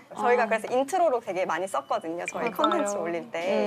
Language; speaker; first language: Korean; native; Korean